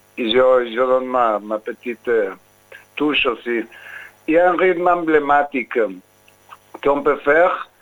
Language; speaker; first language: French; non-native, fluent; Spanish